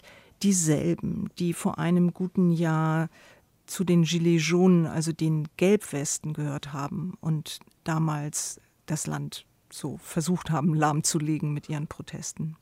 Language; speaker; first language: German; native; German